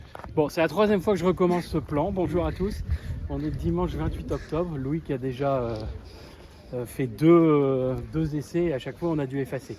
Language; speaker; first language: French; native; French